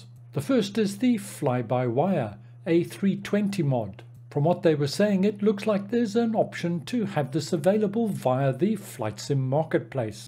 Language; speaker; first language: English; native; English